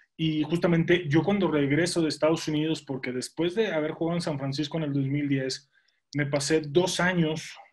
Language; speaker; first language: Spanish; native; Spanish